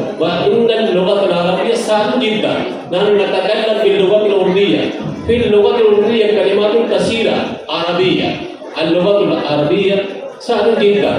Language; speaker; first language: Arabic; non-native, fluent; Urdu